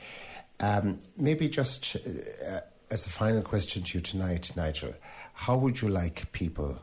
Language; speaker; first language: English; native; English